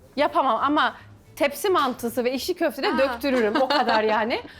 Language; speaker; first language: Turkish; native; Turkish